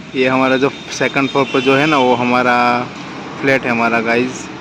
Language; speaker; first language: Hindi; non-native, local second language; Gujarati